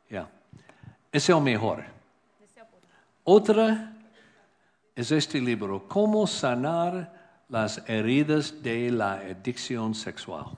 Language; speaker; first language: Spanish; non-native, learner; English